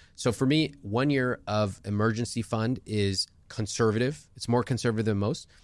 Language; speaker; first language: English; early bilingual, other home language; Hindi